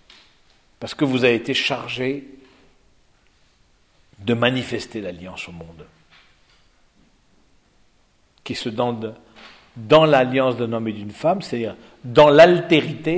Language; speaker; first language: French; native; French